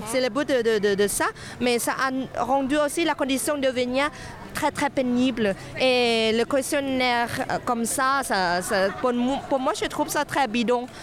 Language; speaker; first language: French; non-native, fluent; Thai